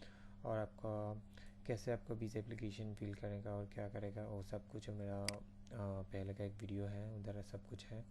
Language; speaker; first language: Hindi; non-native, fluent; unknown